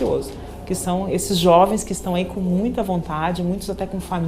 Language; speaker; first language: Portuguese; native; Portuguese